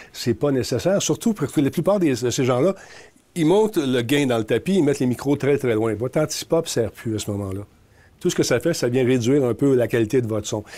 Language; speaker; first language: French; native; French